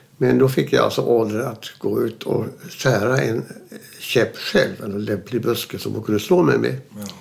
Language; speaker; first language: Swedish; early bilingual, other home language; German